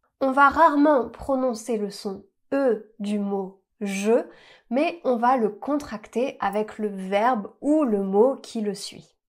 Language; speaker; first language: French; native; French